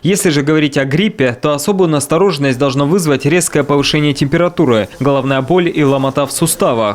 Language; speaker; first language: Russian; native; Russian